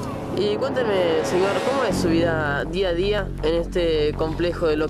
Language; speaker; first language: Spanish; native; Spanish